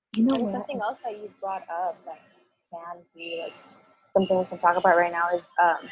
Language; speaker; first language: English; early bilingual, other home language; Spanish